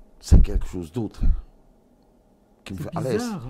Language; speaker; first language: French; non-native, local second language; Dutch